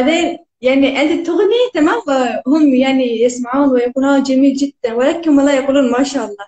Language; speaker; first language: Arabic; non-native, learner; Turkish